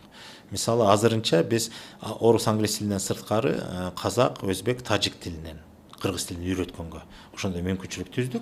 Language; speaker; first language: Kyrgyz; native; Kyrgyz